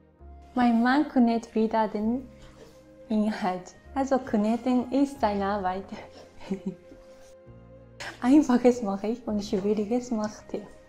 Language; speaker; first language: German; non-native, fluent; Japanese